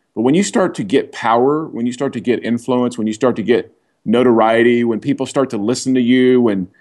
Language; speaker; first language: English; native; English